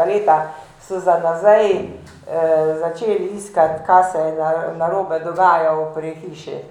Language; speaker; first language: Slovenian; native; Slovenian